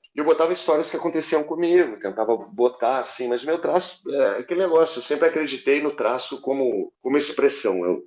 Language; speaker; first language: Portuguese; native; Portuguese